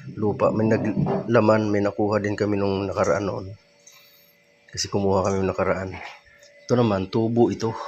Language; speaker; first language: Filipino; non-native, local second language; Bikol